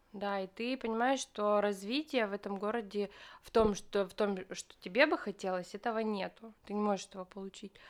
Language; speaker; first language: Russian; native; Russian